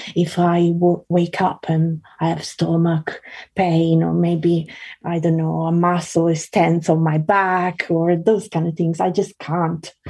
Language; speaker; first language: English; early bilingual, other home language; Italian